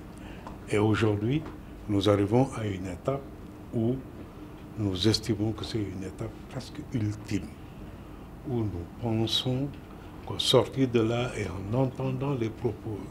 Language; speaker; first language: French; non-native, local second language; Wolof